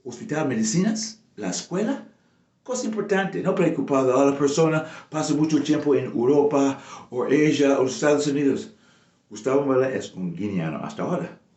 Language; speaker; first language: Spanish; non-native, local second language; English